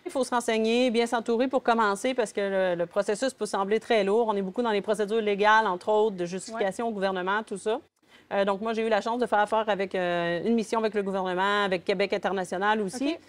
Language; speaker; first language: French; native; French